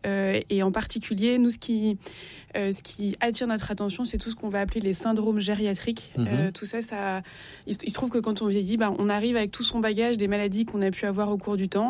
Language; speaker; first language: French; native; French